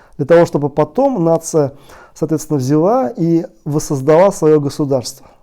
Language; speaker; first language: Russian; native; Russian